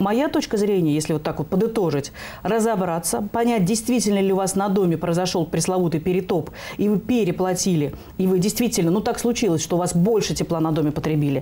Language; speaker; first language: Russian; native; Russian